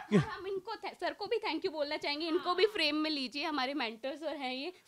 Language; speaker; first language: Hindi; native; Hindi